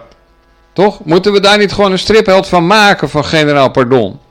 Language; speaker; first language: Dutch; native; Dutch